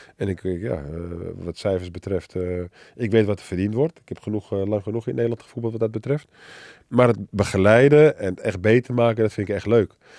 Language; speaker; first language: Dutch; early bilingual, other home language; Arabic